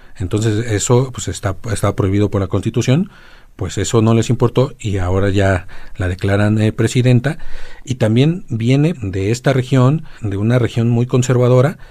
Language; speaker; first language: Spanish; native; Spanish